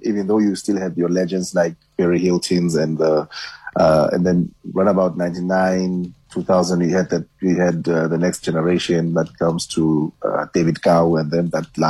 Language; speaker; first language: English; non-native, local second language; Xhosa